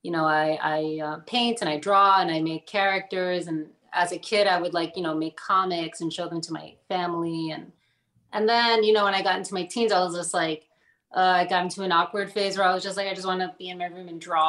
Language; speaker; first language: English; native; English